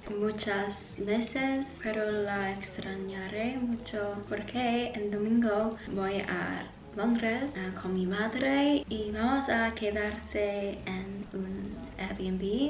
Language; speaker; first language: Spanish; non-native, learner; English